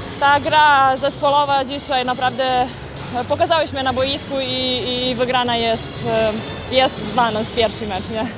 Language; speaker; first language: Polish; non-native, learner; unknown